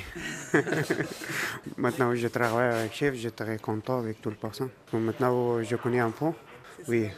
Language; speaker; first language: French; non-native, learner; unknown